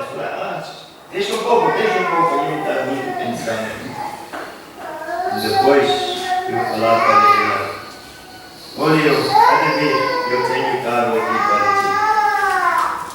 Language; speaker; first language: Portuguese; non-native, learner; English